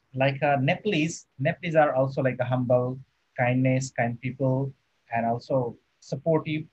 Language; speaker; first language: English; non-native, local second language; Nepali